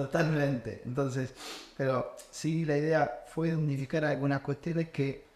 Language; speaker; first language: Spanish; native; Spanish